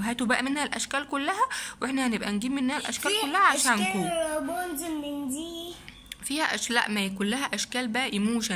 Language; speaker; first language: Arabic; native; Arabic